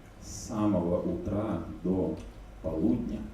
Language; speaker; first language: Russian; native; Russian